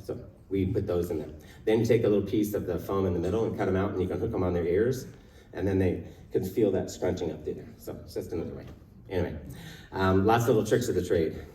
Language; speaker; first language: English; native; English